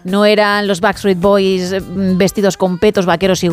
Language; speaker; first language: Spanish; native; Spanish